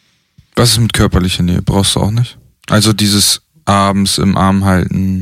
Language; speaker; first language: German; native; German